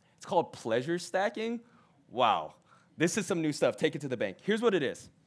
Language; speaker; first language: English; early bilingual, other home language; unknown